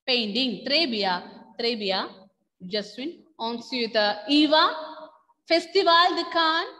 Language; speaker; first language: French; non-native, fluent; Malayalam